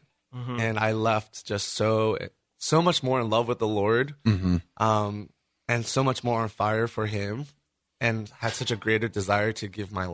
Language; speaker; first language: English; native; English